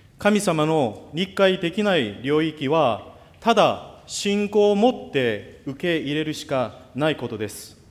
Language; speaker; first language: Japanese; non-native, fluent; Korean